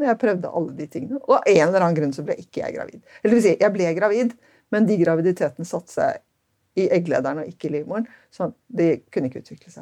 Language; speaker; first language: Norwegian; native; Norwegian